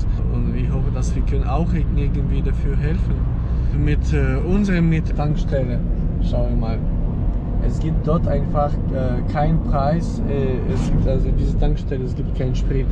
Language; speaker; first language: German; non-native, fluent; Ukrainian